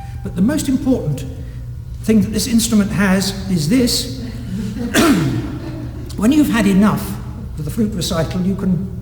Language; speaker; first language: English; native; English